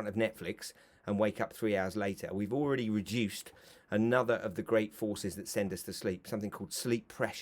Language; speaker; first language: English; native; English